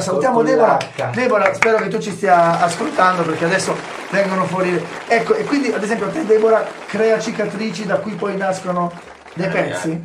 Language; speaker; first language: Italian; native; Italian